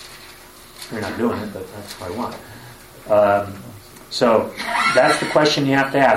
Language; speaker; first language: English; native; English